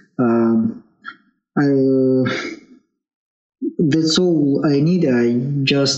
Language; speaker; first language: English; non-native, learner; Russian